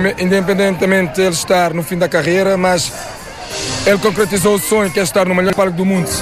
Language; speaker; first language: Portuguese; non-native, local second language; Kabuverdianu